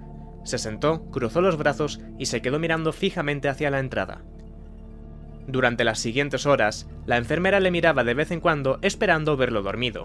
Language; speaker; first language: Spanish; native; Spanish